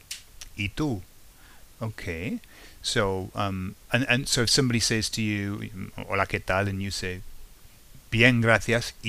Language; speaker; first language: Spanish; non-native, learner; English